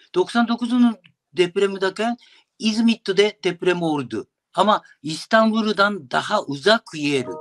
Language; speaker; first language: Turkish; non-native, learner; Japanese